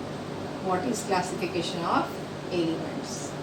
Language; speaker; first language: English; non-native, local second language; Hindi